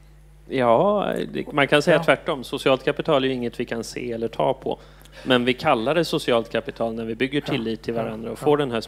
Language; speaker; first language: Swedish; native; Swedish